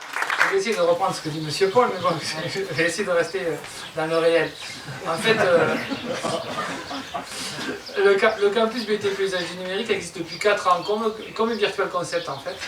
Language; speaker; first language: French; native; French